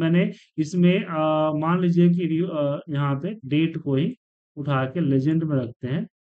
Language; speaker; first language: Hindi; native; Hindi